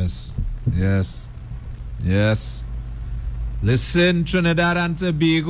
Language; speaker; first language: English; native; English